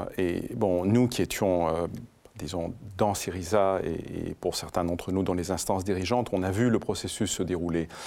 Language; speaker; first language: French; non-native, fluent; Greek